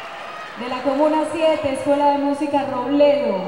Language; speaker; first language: Spanish; native; Spanish